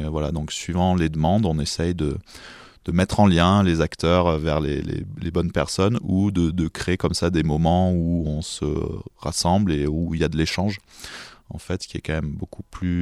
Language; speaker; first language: French; native; French